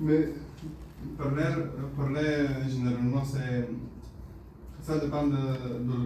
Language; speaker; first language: French; non-native, learner; Bulgarian